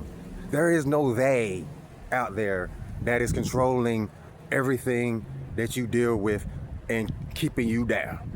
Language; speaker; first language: English; native; English